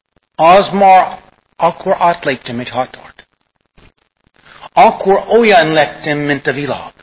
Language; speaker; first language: Hungarian; non-native, fluent; English